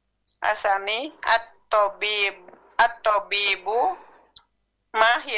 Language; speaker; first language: Arabic; non-native, learner; Indonesian